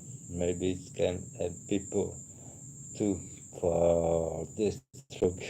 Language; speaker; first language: English; non-native, learner; French